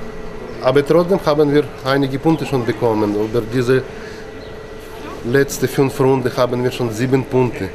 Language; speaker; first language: German; non-native, learner; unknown